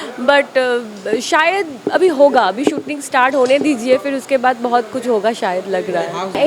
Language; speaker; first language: Hindi; non-native, local second language; Bangla